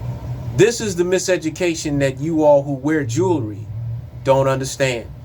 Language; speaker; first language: English; native; English